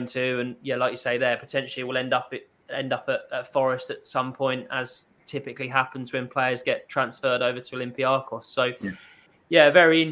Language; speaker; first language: English; native; English